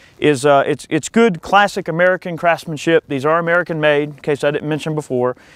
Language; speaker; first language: English; native; English